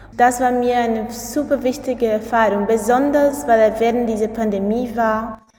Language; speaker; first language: German; non-native, fluent; Portuguese